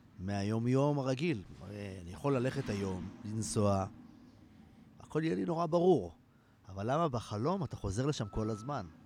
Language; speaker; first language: Hebrew; native; Hebrew